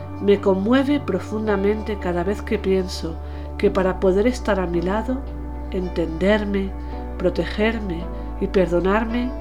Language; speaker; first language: Spanish; native; Spanish